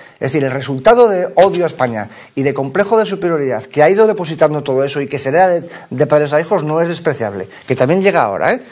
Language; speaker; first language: Spanish; native; Spanish